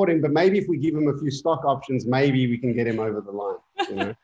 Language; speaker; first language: English; native; English